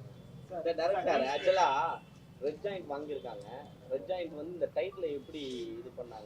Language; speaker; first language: Tamil; native; Tamil